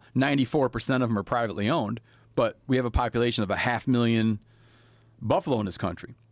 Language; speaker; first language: English; native; English